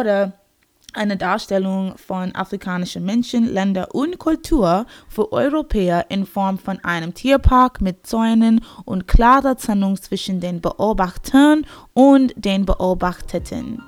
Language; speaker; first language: German; non-native, learner; English